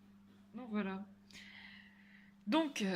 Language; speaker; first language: French; native; French